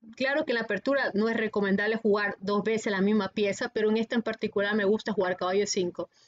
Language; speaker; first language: Spanish; native; Spanish